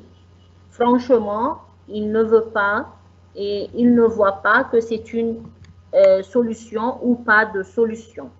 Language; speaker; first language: French; non-native, fluent; Arabic